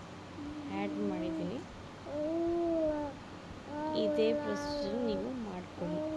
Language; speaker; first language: Kannada; native; Kannada